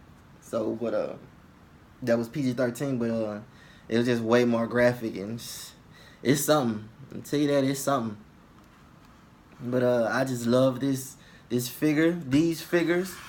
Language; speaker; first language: English; native; English